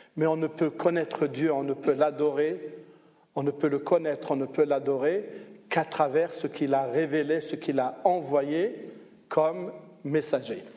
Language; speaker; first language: French; non-native, local second language; Arabic